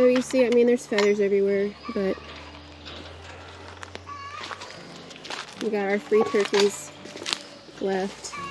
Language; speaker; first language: English; native; English